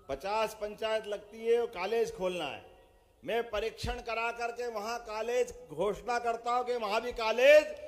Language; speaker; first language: Hindi; native; Hindi